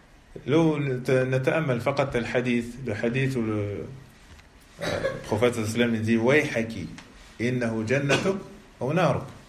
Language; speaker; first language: Arabic; non-native, fluent; French